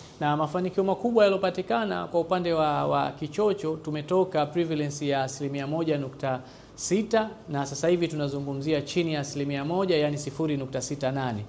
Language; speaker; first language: Swahili; native; Swahili